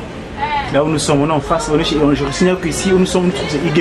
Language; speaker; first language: French; non-native, local second language; Kongo